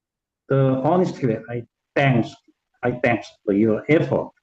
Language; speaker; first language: English; non-native, learner; Korean